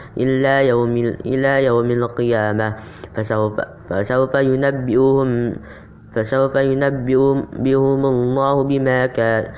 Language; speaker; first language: Arabic; non-native, learner; Indonesian